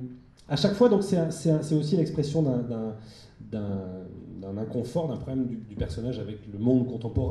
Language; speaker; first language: French; native; French